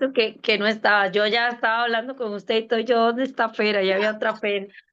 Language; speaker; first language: Spanish; native; Spanish